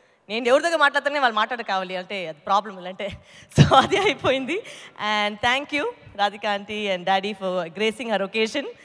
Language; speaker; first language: Telugu; non-native, local second language; Tamil